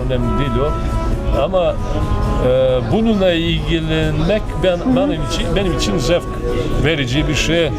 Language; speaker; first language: Turkish; non-native, fluent; Serbian